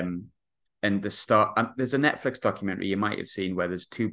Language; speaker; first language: English; native; English